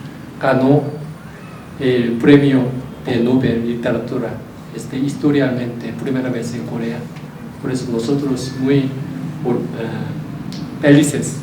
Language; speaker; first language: Spanish; non-native, learner; Korean